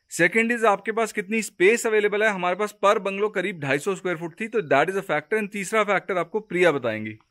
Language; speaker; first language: Hindi; native; Hindi